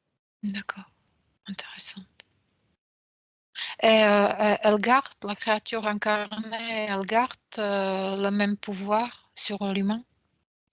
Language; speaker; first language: French; non-native, fluent; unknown